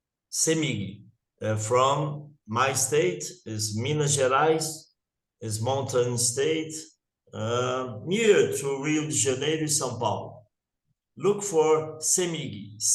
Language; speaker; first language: English; non-native, learner; Portuguese